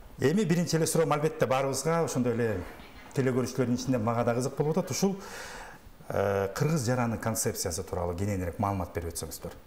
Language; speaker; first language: Kyrgyz; native; Kyrgyz